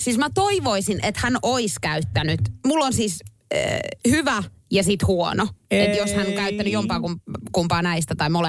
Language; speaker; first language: Finnish; native; Finnish